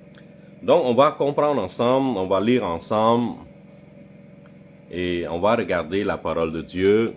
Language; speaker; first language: French; non-native, fluent; Khmer